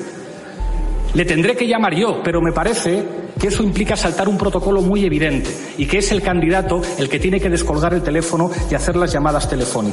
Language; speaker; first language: Spanish; native; Spanish